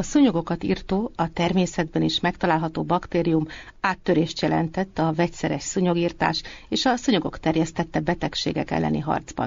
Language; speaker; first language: Hungarian; native; Hungarian